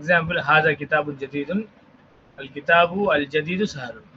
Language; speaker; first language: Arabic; non-native, fluent; Tamil